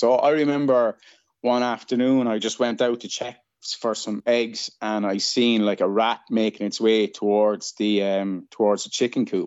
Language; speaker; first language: English; native; English